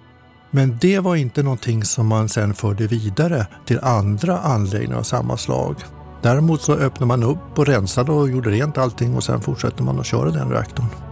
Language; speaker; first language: Swedish; native; Swedish